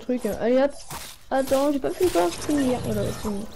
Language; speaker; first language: French; native; French